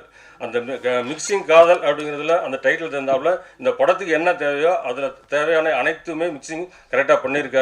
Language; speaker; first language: Tamil; native; Tamil